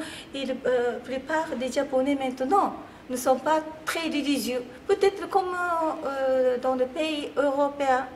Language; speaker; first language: French; non-native, fluent; Japanese